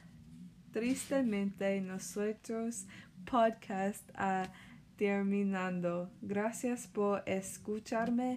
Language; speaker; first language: Spanish; early bilingual, other home language; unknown